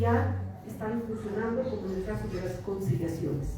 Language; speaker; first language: Spanish; native; Spanish